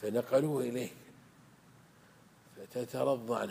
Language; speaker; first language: Arabic; native; Arabic